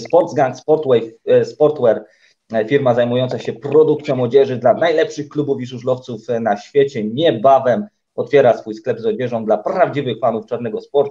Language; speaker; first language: Polish; native; Polish